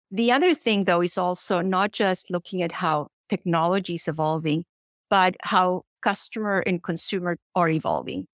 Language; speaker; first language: English; non-native, fluent; Spanish